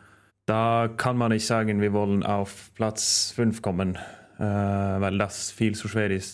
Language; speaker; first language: German; non-native, fluent; Norwegian